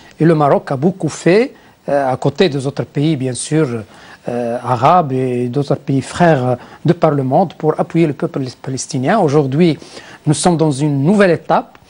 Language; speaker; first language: French; non-native, local second language; Arabic